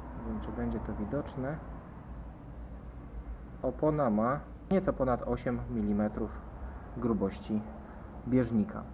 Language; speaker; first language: Polish; native; Polish